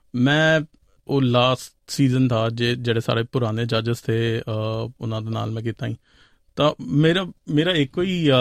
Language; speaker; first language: Punjabi; non-native, local second language; Hindi